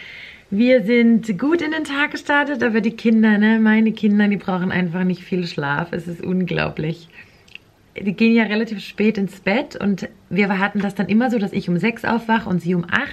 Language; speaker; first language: German; native; German